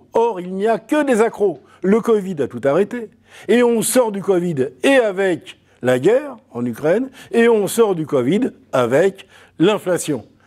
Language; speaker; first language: French; native; French